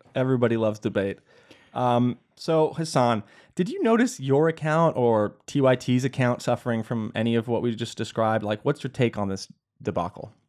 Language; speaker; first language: English; native; English